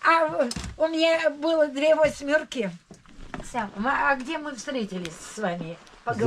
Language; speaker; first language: Russian; native; Russian